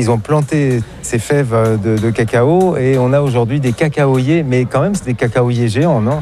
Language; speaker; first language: French; native; French